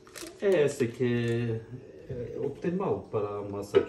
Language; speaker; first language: Portuguese; non-native, fluent; Norwegian